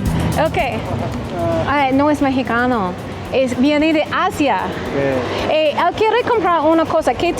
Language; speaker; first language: Spanish; non-native, learner; English